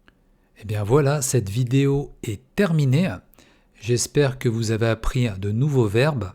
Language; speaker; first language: French; non-native, fluent; Russian